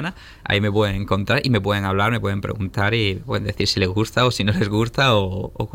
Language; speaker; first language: Spanish; native; Spanish